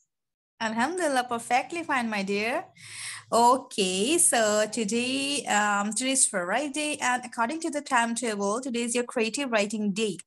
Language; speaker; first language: English; non-native, local second language; Urdu